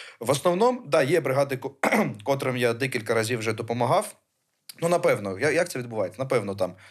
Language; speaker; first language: Ukrainian; early bilingual, other home language; Armenian